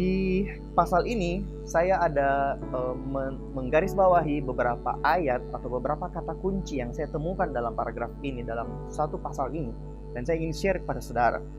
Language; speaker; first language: Indonesian; native; Indonesian